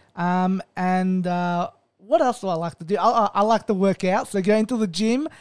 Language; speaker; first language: English; native; English